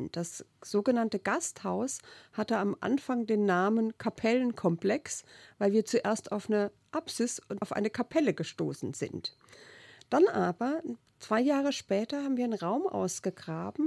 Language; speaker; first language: German; native; German